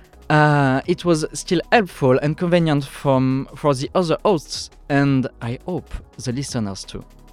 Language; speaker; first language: English; non-native, fluent; French